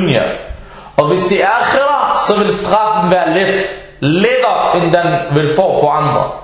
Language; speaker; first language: Danish; non-native, fluent; Arabic